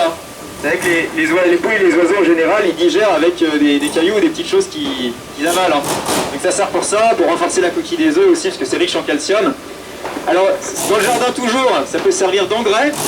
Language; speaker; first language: French; native; French